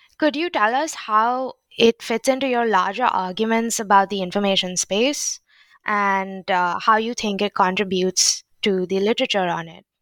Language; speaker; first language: English; non-native, local second language; Hindi